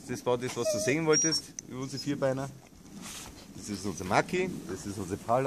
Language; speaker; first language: German; native; German